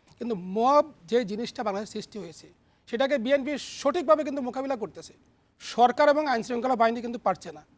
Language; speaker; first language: Bangla; native; Bangla